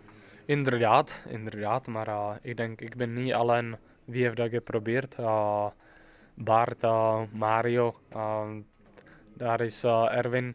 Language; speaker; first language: Dutch; non-native, fluent; Czech